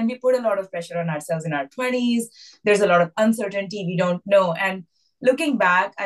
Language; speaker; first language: English; non-native, local second language; Hindi